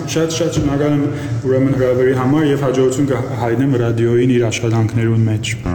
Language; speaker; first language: Armenian; early bilingual, heritage; Armenian